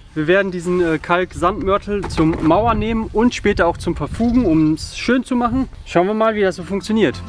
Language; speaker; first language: German; native; German